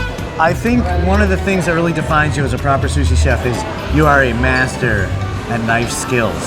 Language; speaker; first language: English; native; English